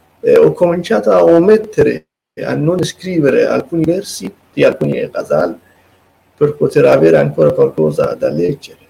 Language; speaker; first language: Italian; non-native, fluent; Persian